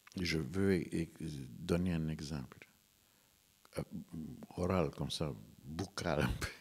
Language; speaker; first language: French; non-native, fluent; Romanian